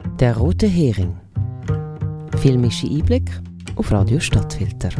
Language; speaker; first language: German; native; German